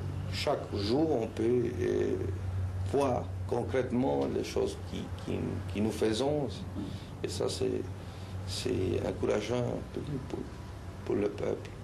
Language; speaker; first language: French; non-native, fluent; Spanish